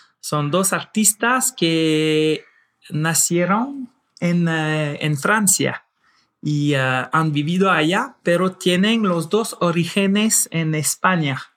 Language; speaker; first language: Spanish; non-native, fluent; French